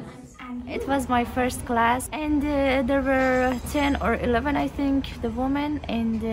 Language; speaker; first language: English; non-native, fluent; Persian